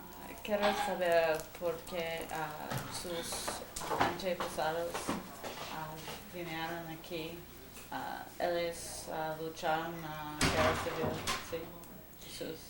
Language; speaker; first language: Portuguese; non-native, fluent; Spanish